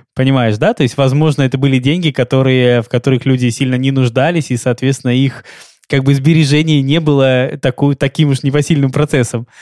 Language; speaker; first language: Russian; native; Russian